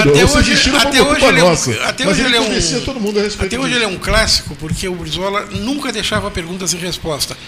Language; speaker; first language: Portuguese; native; Portuguese